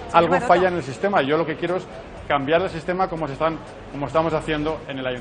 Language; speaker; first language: Spanish; native; Spanish